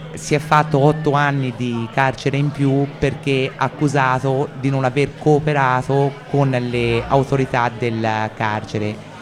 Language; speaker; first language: Italian; native; Italian